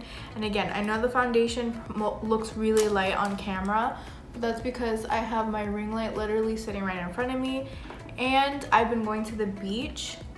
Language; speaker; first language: English; native; English